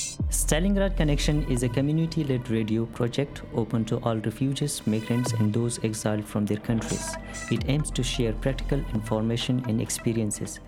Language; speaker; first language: English; non-native, fluent; Persian